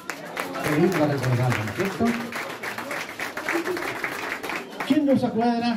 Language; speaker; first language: Spanish; native; Spanish